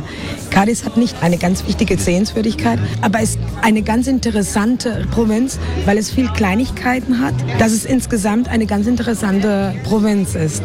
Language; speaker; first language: German; non-native, fluent; Spanish